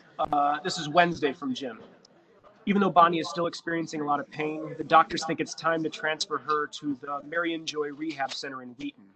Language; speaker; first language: English; native; English